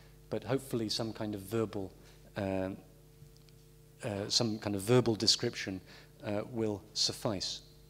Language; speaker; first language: English; native; English